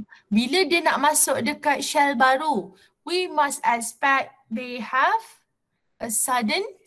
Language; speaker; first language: English; non-native, local second language; Malay